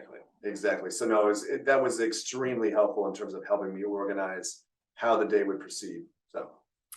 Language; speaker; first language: English; native; English